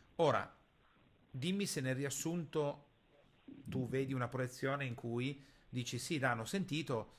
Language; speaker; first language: Italian; native; Italian